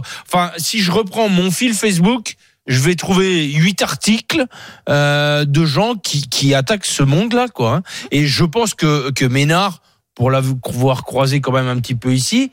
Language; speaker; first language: French; native; French